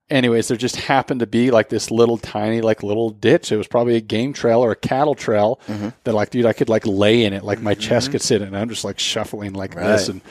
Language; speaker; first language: English; native; English